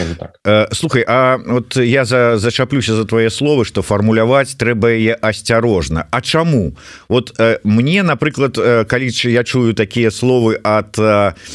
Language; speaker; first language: Belarusian; non-native, local second language; Russian